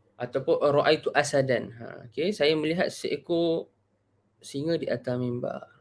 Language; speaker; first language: Malay; native; Malay